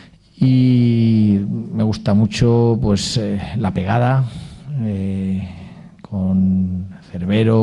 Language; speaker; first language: Spanish; native; Spanish